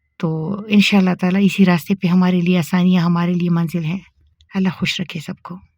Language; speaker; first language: Urdu; non-native, local second language; Pashto